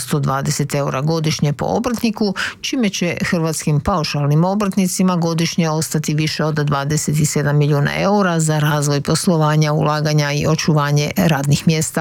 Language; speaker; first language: Croatian; native; Croatian